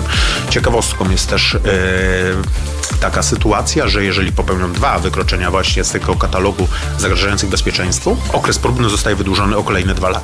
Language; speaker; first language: Polish; native; Polish